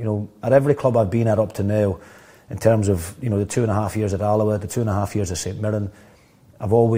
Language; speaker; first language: English; native; English